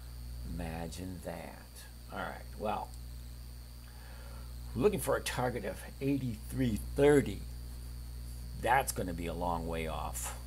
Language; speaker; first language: English; native; English